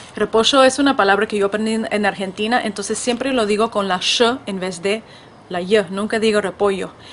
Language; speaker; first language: Spanish; non-native, fluent; Russian